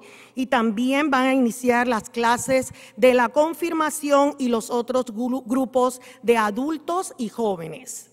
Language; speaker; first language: Spanish; native; Spanish